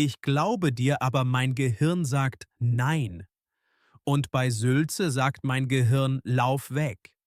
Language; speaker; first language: German; non-native, fluent; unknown